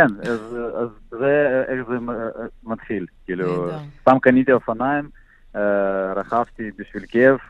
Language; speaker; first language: Hebrew; non-native, learner; Russian